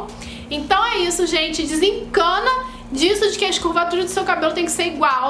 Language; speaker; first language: Portuguese; native; Portuguese